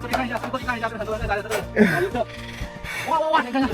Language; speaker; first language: Chinese; native; Chinese